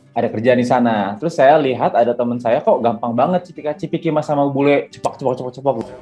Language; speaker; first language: Indonesian; native; Indonesian